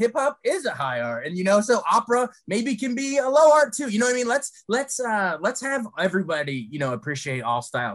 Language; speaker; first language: English; native; English